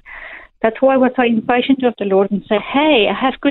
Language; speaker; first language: English; non-native, local second language; Afrikaans